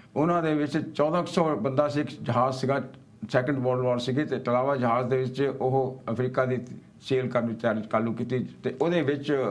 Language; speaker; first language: Punjabi; early bilingual, heritage; Punjabi